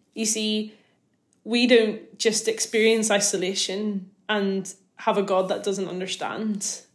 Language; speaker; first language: English; native; English